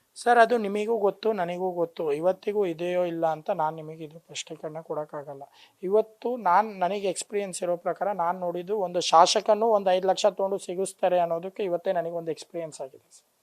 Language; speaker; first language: Kannada; non-native, local second language; Lambadi